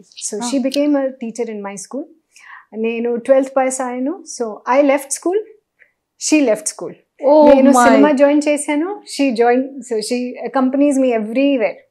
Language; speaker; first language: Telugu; non-native, learner; Hindi